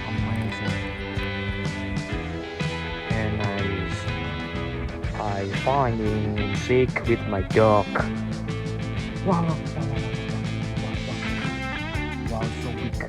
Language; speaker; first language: English; non-native, learner; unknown